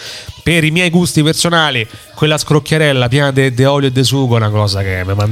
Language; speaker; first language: Italian; native; Italian